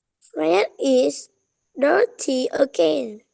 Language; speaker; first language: English; non-native, learner; Vietnamese